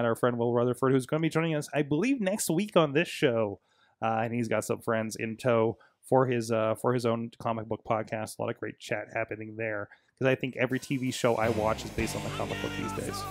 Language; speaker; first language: English; native; English